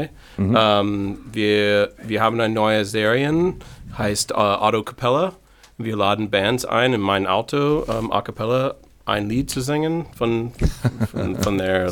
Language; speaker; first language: German; non-native, fluent; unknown